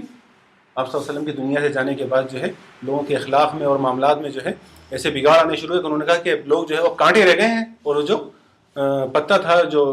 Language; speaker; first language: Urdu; non-native, fluent; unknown